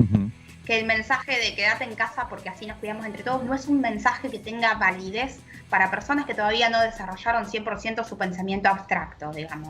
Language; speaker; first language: Spanish; native; Spanish